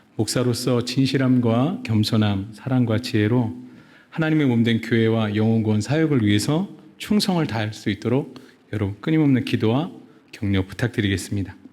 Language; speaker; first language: Korean; native; Korean